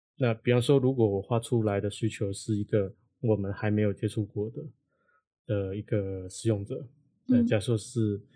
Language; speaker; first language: Chinese; non-native, local second language; Cantonese